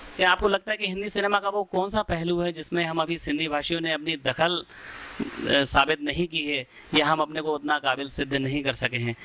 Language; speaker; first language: Hindi; non-native, local second language; Sindhi